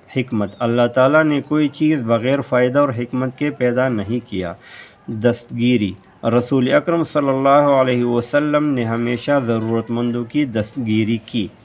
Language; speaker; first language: Urdu; non-native, local second language; Pashto